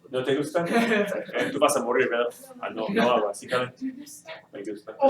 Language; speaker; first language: Spanish; non-native, fluent; English